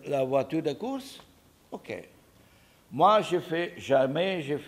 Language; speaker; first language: French; non-native, learner; Italian